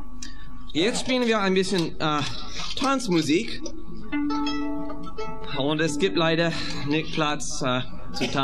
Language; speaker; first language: German; non-native, fluent; English